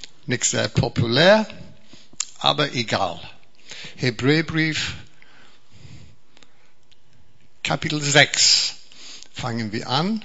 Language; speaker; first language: German; non-native, fluent; English